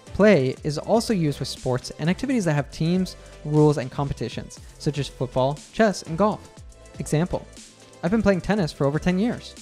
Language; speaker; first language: English; native; English